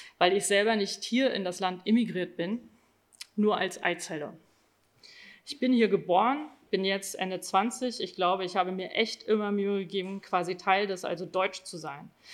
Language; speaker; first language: German; native; German